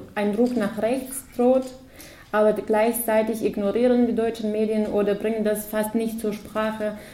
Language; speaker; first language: German; non-native, fluent; Ukrainian